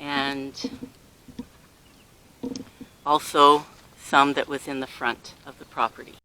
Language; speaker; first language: English; native; English